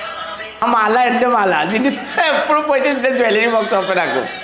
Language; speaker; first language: Malayalam; non-native, local second language; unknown